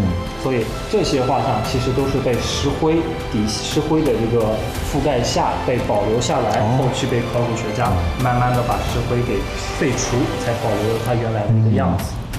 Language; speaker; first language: Chinese; native; Chinese